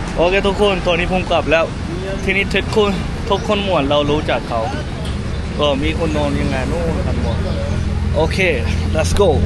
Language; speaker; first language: Thai; non-native, fluent; Urdu